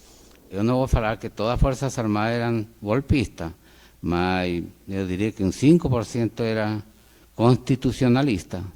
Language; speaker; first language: Portuguese; non-native, fluent; Spanish